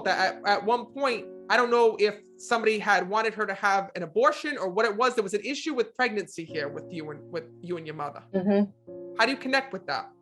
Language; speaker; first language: English; native; English